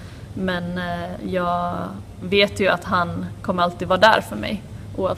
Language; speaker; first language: Swedish; native; Swedish